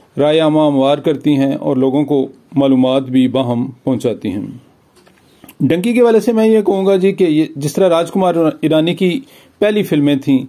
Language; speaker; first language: Urdu; non-native, local second language; Pahari-Potwari